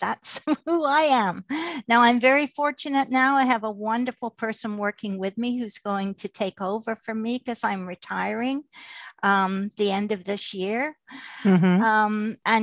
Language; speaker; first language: English; native; English